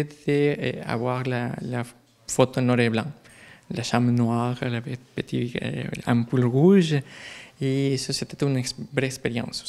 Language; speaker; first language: French; non-native, learner; Spanish